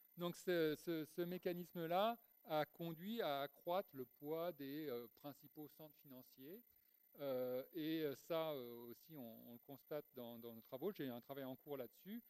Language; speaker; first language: French; native; French